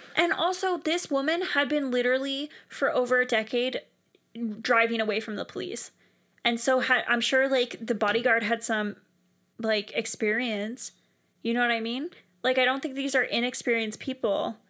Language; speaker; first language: English; native; English